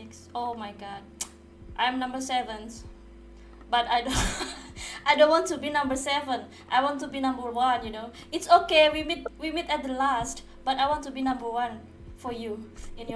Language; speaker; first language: English; non-native, learner; Indonesian